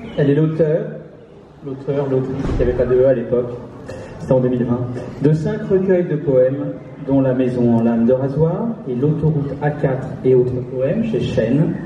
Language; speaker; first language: French; native; French